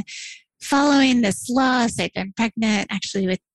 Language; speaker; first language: English; native; English